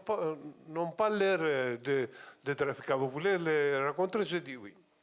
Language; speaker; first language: French; non-native, fluent; Greek